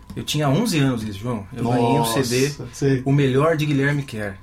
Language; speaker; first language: Portuguese; native; Portuguese